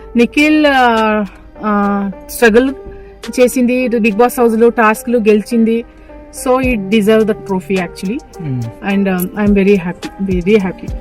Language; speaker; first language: Telugu; non-native, learner; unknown